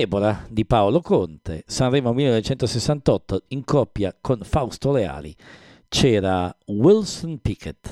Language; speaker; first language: Italian; native; Italian